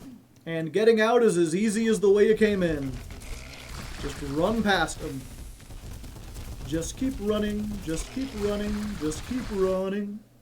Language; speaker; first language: English; native; English